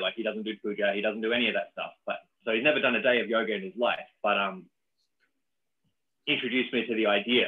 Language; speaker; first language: English; native; English